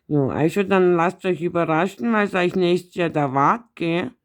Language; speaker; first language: German; native; German